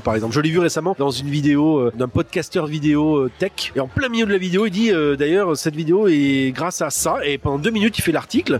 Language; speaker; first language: French; native; French